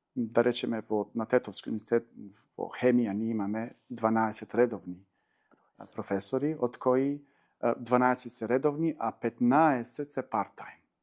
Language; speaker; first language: Macedonian; non-native, local second language; Albanian